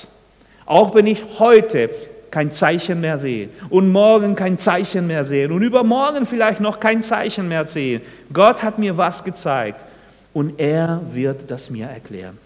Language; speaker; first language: German; non-native, fluent; Spanish